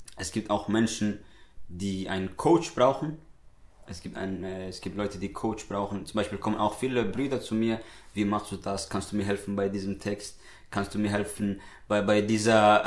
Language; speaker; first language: German; native; German